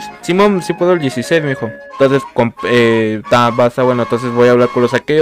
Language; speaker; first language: Spanish; native; Spanish